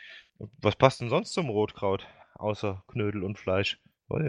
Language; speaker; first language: German; native; German